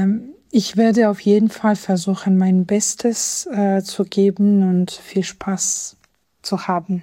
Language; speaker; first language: German; non-native, fluent; Georgian